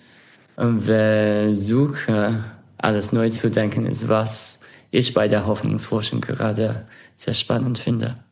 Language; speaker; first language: German; non-native, fluent; English